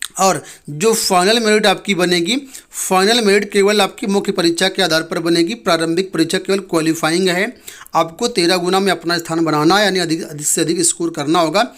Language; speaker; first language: Hindi; native; Hindi